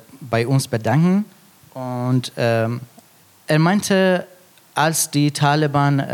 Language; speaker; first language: German; non-native, fluent; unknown